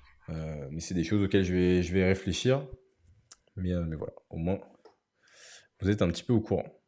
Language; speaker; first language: French; native; French